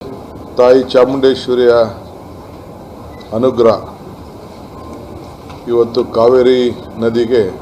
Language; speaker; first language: Kannada; native; Kannada